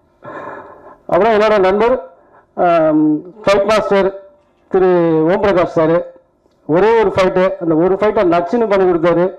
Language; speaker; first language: Tamil; native; Tamil